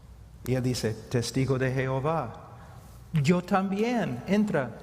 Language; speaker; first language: Spanish; non-native, fluent; English